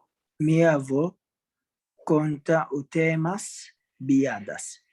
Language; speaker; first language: Portuguese; non-native, learner; Arabic